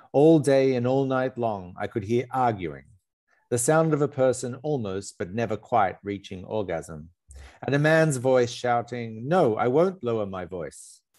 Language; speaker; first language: English; native; English